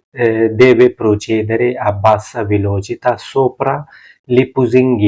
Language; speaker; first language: Italian; non-native, learner; Urdu